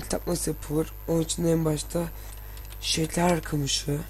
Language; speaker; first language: Turkish; native; Turkish